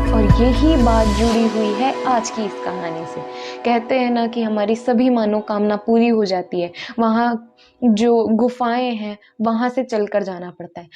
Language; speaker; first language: Hindi; native; Hindi